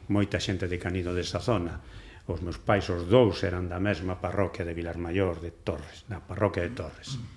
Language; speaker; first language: Galician; non-native, local second language; Spanish